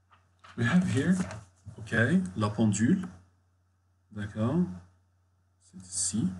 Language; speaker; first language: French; non-native, fluent; Arabic